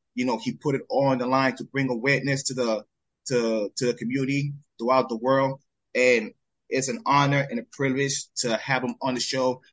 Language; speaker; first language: English; early bilingual, other home language; Spanish